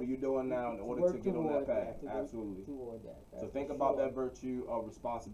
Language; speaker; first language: English; native; English